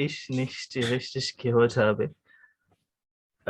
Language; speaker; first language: German; non-native, learner; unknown